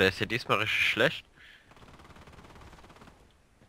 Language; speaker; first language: German; native; German